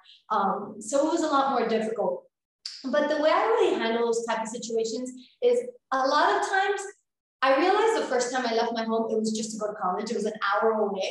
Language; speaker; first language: English; early bilingual, other home language; Spanish